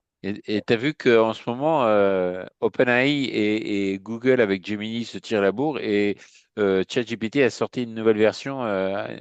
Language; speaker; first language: French; native; French